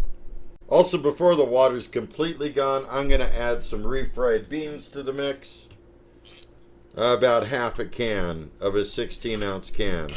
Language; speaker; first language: English; native; English